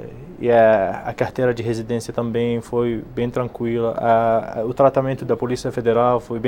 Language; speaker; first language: Portuguese; non-native, fluent; Arabic